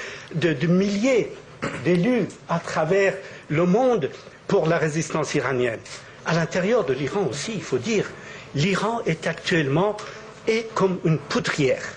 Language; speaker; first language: French; native; French